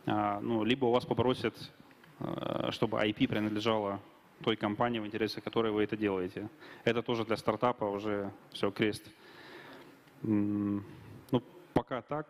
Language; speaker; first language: Russian; native; Russian